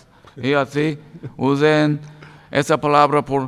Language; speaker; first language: Spanish; non-native, learner; English